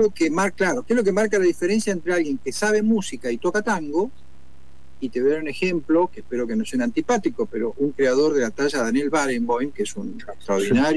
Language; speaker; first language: Spanish; native; Spanish